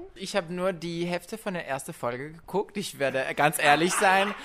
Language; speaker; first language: German; non-native, fluent; French